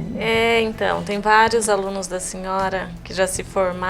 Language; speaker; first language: Portuguese; native; Portuguese